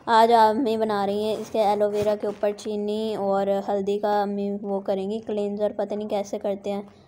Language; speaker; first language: Urdu; non-native, local second language; Punjabi